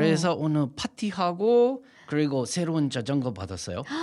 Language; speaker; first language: Korean; non-native, fluent; English